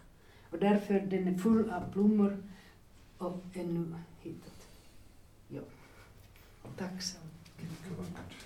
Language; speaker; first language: Swedish; non-native, fluent; Finnish